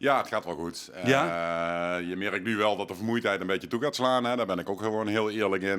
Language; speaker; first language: Dutch; native; Dutch